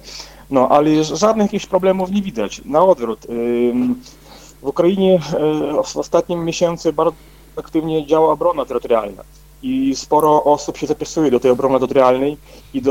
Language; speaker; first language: Polish; non-native, fluent; Ukrainian